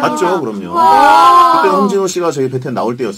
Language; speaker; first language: Korean; native; Korean